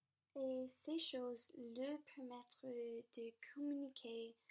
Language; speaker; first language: French; non-native, local second language; English